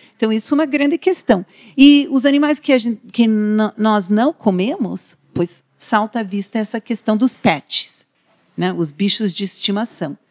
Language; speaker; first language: Portuguese; non-native, fluent; English